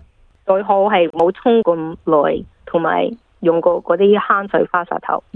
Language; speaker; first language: Cantonese; early bilingual, heritage; English